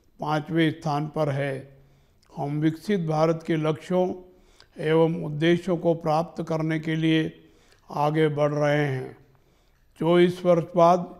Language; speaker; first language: Hindi; native; Hindi